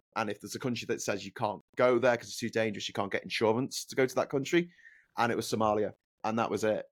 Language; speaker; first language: English; native; English